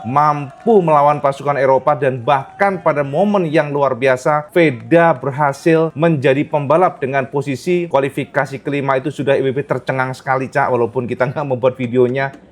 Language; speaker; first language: Indonesian; native; Indonesian